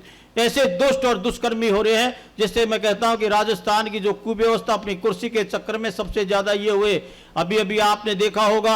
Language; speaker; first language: Hindi; native; Hindi